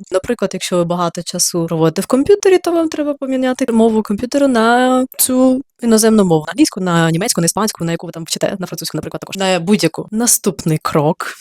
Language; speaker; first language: Ukrainian; native; Ukrainian